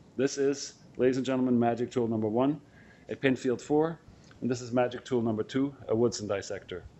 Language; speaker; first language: English; non-native, fluent; German